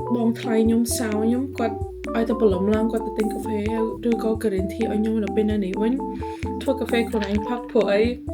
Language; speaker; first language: Khmer; early bilingual, heritage; Khmer